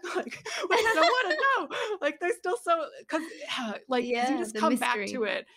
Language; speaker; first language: English; native; English